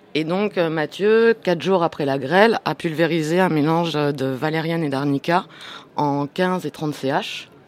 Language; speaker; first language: French; non-native, fluent; English